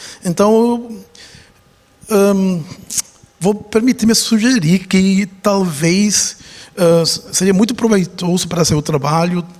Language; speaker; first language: Portuguese; non-native, fluent; Spanish